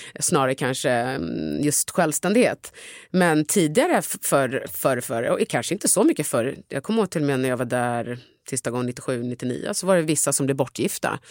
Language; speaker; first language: Swedish; early bilingual, other home language; Tigrinya